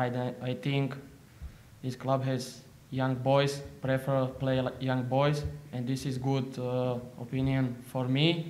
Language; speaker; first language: English; non-native, learner; Slovak